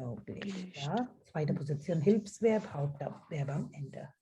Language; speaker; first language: German; non-native, fluent; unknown